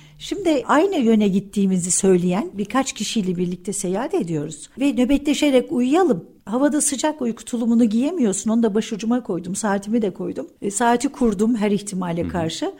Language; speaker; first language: Turkish; early bilingual, heritage; Turkish